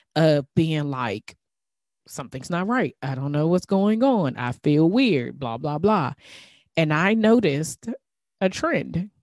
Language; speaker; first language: English; native; English